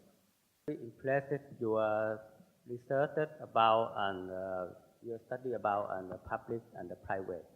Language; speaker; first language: English; non-native, learner; Thai